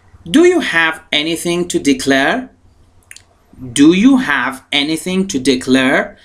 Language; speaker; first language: English; non-native, fluent; Persian